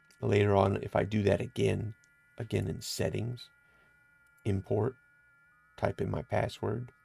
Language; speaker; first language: English; native; English